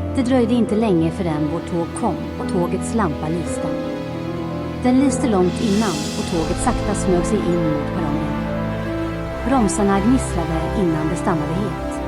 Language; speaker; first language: Swedish; non-native, fluent; Croatian